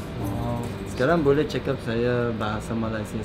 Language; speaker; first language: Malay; non-native, learner; Uzbek